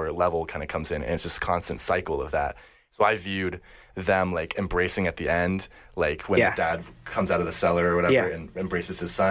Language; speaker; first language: English; native; English